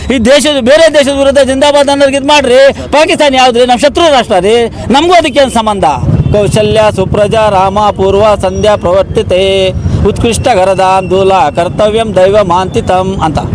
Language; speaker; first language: Kannada; non-native, local second language; Urdu